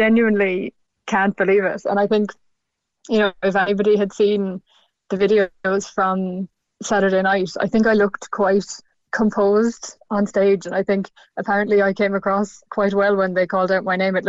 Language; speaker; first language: English; native; English